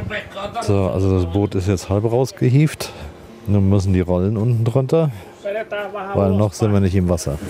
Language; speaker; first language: German; native; German